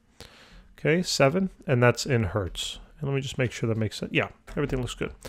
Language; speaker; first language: English; native; English